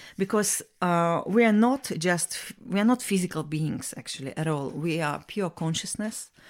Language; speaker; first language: English; non-native, fluent; Russian